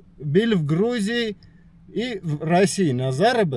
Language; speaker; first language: Russian; non-native, fluent; Armenian